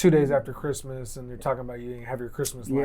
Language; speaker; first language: English; native; English